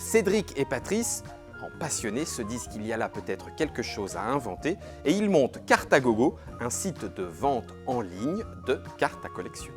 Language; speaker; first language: French; native; French